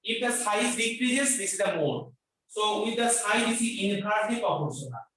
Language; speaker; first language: English; non-native, local second language; Bangla